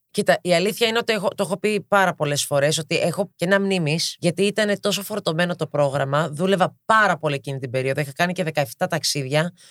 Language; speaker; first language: Greek; early bilingual, heritage; Greek